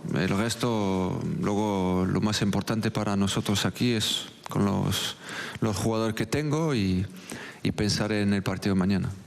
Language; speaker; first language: Spanish; non-native, local second language; French